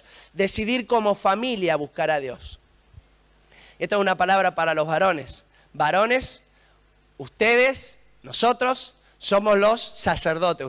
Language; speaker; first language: Spanish; native; Spanish